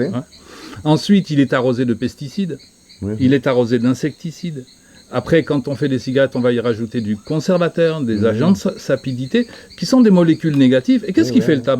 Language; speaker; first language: French; native; French